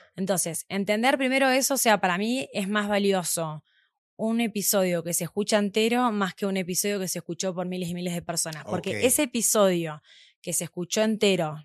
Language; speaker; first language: Spanish; native; Spanish